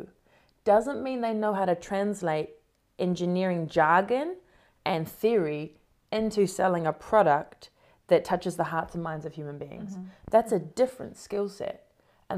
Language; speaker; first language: English; native; English